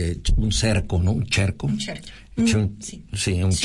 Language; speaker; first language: Italian; non-native, fluent; Spanish